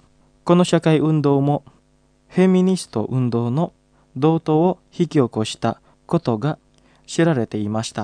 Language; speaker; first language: Japanese; non-native, fluent; Indonesian